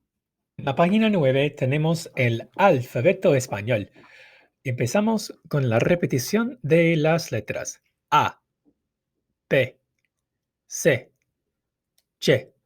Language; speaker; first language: Spanish; non-native, fluent; English